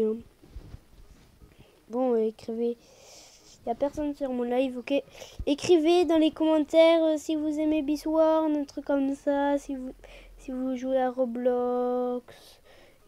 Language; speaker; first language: French; native; French